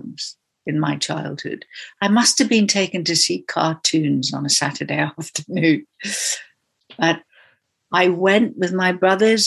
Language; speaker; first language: English; native; English